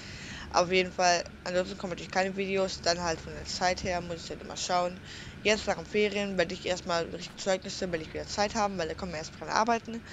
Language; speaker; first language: German; native; German